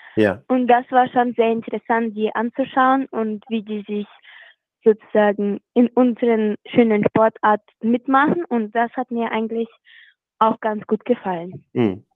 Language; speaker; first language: German; non-native, fluent; Russian